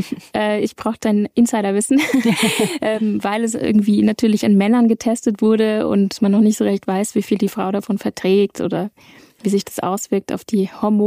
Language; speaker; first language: German; native; German